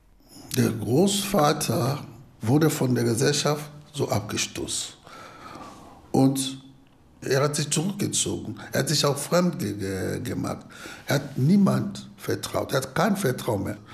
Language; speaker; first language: German; non-native, fluent; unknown